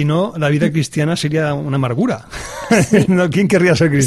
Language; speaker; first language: Spanish; native; Spanish